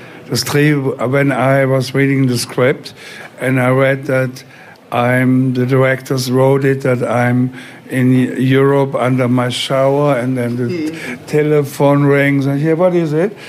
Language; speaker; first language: English; non-native, fluent; German